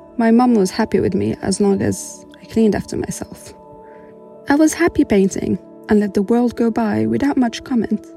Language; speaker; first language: English; non-native, fluent; Arabic